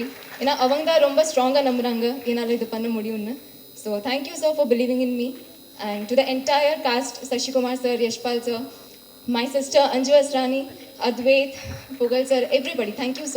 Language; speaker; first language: Tamil; non-native, local second language; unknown